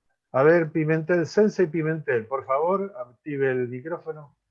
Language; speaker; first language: Spanish; native; Spanish